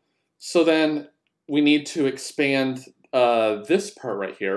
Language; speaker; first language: English; native; English